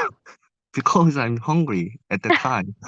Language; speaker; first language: English; non-native, learner; Korean